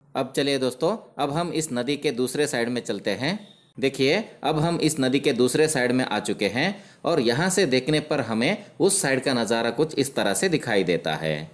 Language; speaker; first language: Hindi; non-native, local second language; Kannada